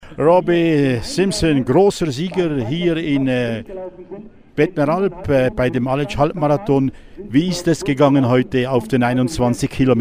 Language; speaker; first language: German; native; German